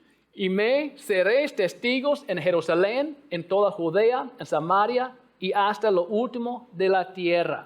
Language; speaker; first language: Spanish; non-native, fluent; English